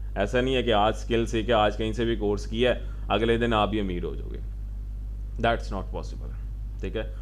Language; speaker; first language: Urdu; non-native, local second language; Punjabi